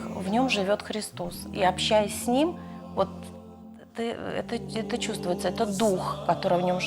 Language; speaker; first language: Russian; native; Russian